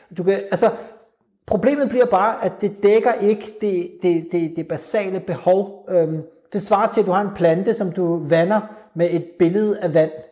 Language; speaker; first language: Danish; early bilingual, other home language; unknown